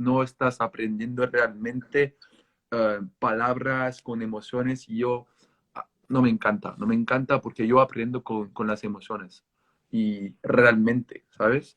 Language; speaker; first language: Spanish; non-native, fluent; French